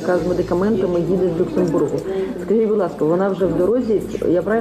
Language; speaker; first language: Ukrainian; native; Ukrainian